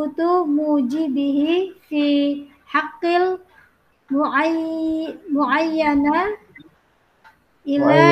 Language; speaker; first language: Arabic; non-native, learner; Indonesian